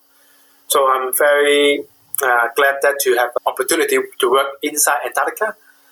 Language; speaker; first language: English; non-native, local second language; Cantonese